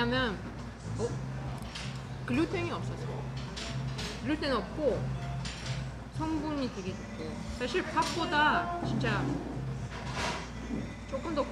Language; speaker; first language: Korean; non-native, fluent; Russian